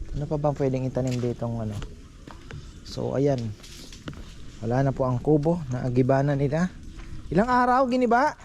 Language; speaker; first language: Filipino; native; Filipino